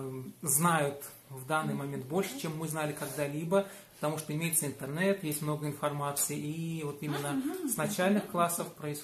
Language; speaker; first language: Russian; native; Russian